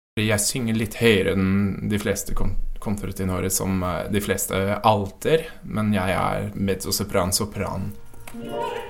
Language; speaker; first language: Norwegian; non-native, fluent; English